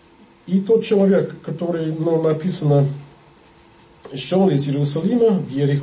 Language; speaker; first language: Russian; non-native, learner; English